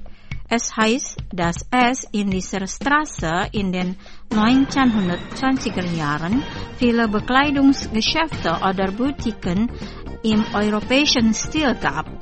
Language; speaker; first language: German; non-native, fluent; Indonesian